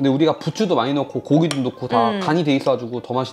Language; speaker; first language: Korean; native; Korean